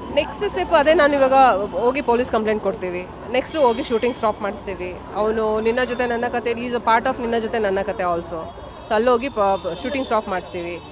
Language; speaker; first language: Kannada; native; Kannada